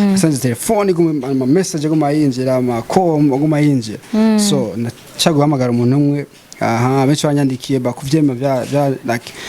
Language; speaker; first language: Rundi; early bilingual, heritage; Rundi